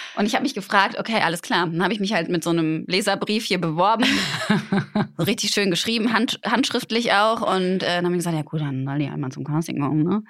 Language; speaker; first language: German; native; German